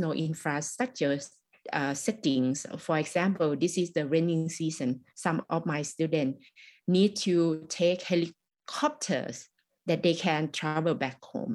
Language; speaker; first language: English; non-native, learner; Thai